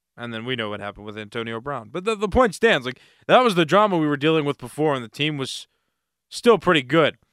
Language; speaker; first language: English; native; English